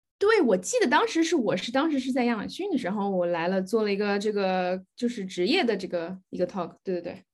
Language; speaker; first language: Chinese; native; Chinese